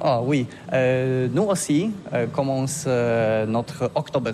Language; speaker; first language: French; non-native, learner; Polish